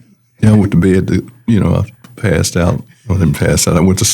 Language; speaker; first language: English; native; English